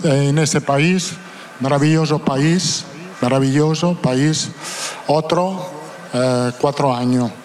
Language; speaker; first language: Portuguese; non-native, fluent; Italian